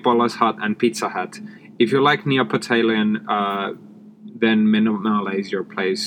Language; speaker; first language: English; non-native, fluent; Finnish